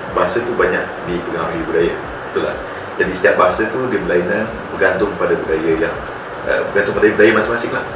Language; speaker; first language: Malay; non-native, local second language; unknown